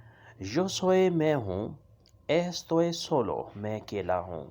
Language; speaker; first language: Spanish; non-native, learner; Urdu